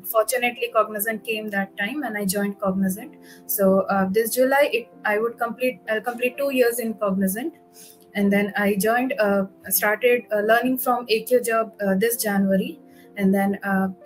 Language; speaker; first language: English; non-native, local second language; Odia